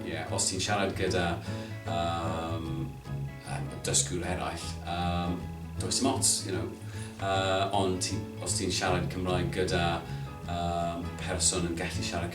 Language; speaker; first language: Welsh; non-native, local second language; English